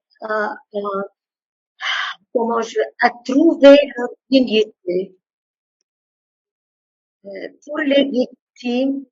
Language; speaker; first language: French; non-native, local second language; Arabic